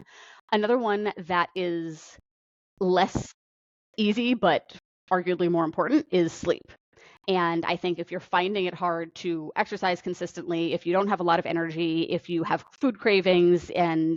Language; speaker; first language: English; native; English